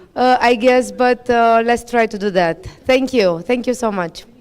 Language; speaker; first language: English; non-native, fluent; Romanian